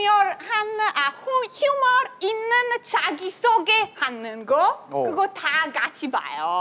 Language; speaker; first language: Korean; non-native, learner; Italian